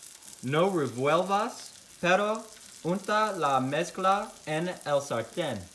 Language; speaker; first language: Spanish; non-native, learner; English